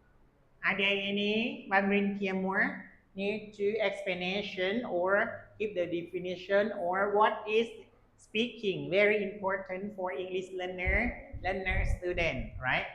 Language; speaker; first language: English; non-native, learner; Lao